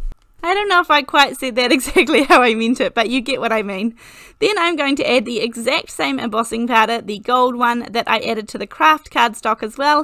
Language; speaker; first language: English; native; English